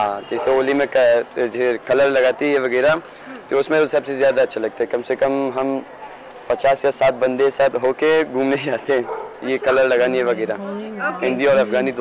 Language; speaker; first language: Hindi; non-native, local second language; Persian